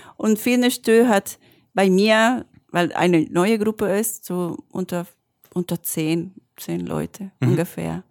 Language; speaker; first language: German; non-native, fluent; Spanish